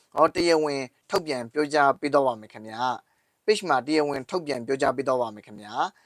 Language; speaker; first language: Burmese; native; Burmese